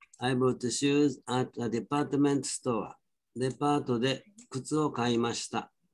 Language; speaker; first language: Japanese; native; Japanese